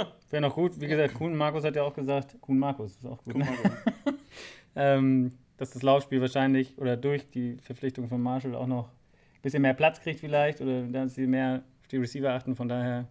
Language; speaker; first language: German; native; German